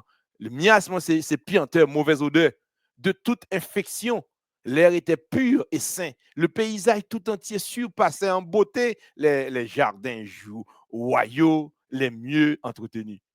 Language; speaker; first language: French; non-native, local second language; Haitian Creole